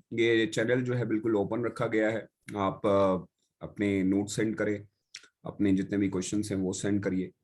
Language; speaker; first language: Hindi; native; Hindi